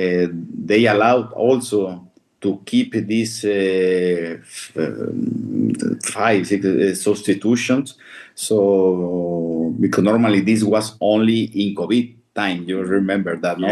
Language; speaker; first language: English; non-native, fluent; Spanish